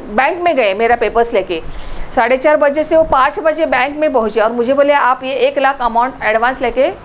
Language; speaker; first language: Hindi; non-native, local second language; Marathi